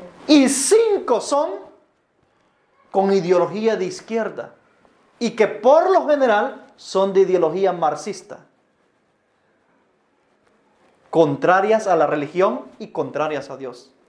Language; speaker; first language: Spanish; native; Spanish